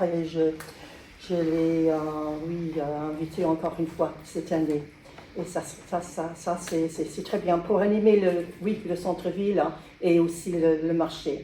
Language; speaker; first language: French; non-native, learner; English